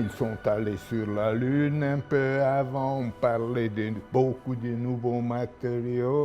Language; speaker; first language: French; non-native, local second language; German